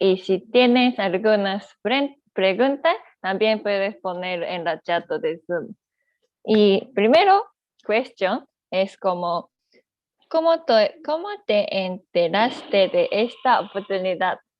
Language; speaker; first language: Spanish; non-native, learner; Japanese